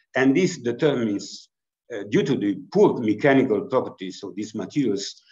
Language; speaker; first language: English; non-native, fluent; Italian